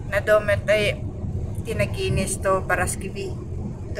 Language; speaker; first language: Greek; non-native, learner; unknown